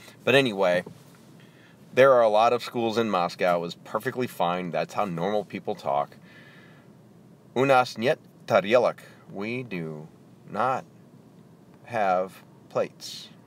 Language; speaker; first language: English; native; English